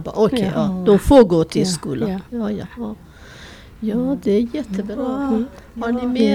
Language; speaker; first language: Swedish; non-native, fluent; Persian